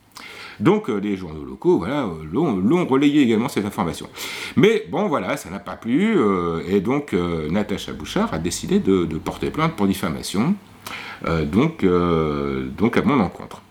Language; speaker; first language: French; native; French